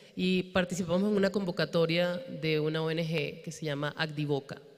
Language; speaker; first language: Spanish; native; Spanish